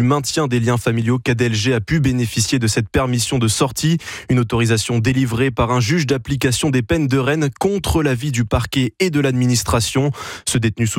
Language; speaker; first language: French; native; French